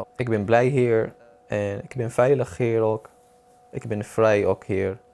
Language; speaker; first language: Dutch; non-native, learner; Arabic